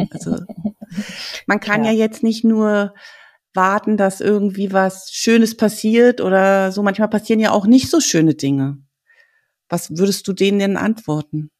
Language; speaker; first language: German; native; German